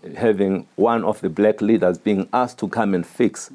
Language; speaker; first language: English; non-native, local second language; Xhosa